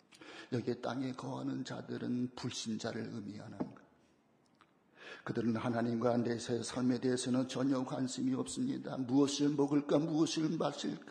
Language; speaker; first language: Korean; native; Korean